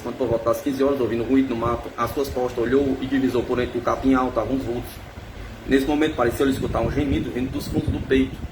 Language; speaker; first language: Portuguese; native; Portuguese